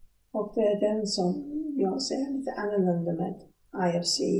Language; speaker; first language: Swedish; non-native, fluent; English